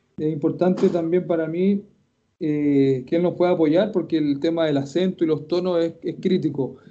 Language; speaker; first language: Spanish; native; Spanish